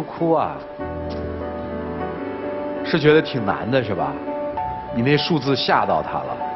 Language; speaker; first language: Chinese; native; Chinese